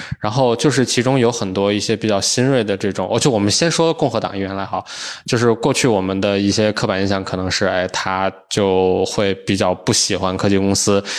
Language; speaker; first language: Chinese; native; Chinese